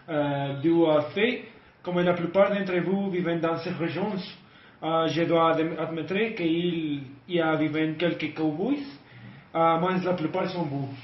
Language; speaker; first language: French; non-native, learner; Spanish